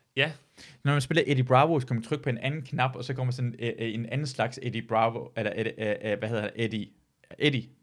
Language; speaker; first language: Danish; early bilingual, other home language; Persian